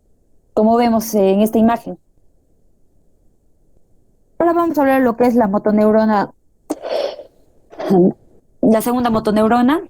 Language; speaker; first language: Spanish; native; Spanish